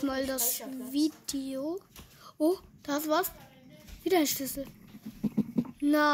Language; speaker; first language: German; native; German